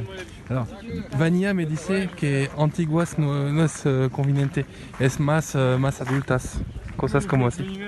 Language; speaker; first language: Spanish; non-native, learner; French